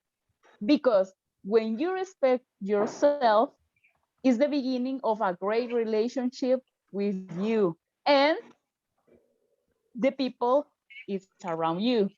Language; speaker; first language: English; non-native, learner; Spanish